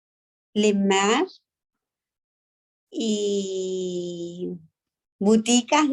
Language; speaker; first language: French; non-native, learner; Spanish